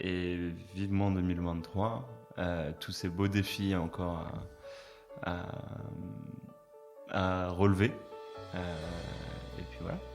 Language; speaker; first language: French; native; French